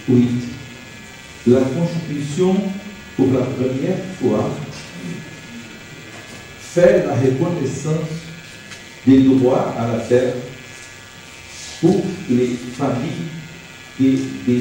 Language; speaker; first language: French; non-native, learner; Portuguese